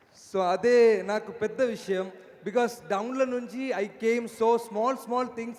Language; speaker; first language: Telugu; non-native, learner; Malayalam